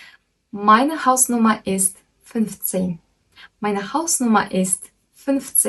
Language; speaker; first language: German; non-native, fluent; Kyrgyz